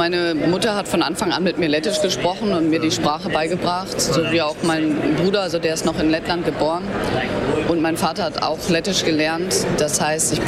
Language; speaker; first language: German; non-native, local second language; Latvian